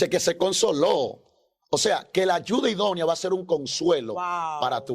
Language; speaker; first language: Spanish; native; Spanish